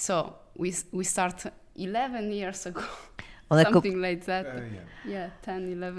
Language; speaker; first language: English; non-native, learner; Italian